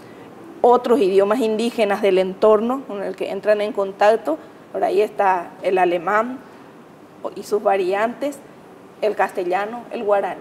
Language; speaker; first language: Spanish; native; Spanish